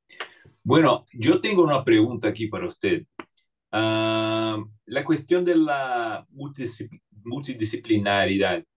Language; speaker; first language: Spanish; non-native, fluent; Portuguese